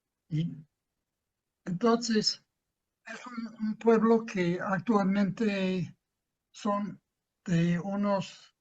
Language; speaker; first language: Spanish; non-native, fluent; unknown